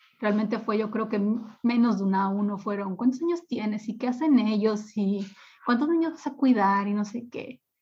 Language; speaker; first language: Spanish; native; Spanish